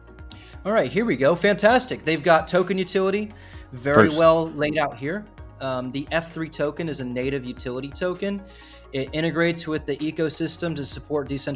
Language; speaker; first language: English; native; English